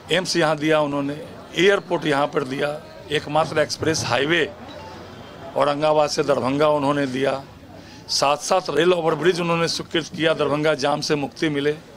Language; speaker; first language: Hindi; native; Hindi